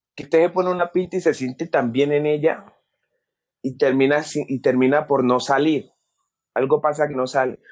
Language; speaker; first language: Spanish; native; Spanish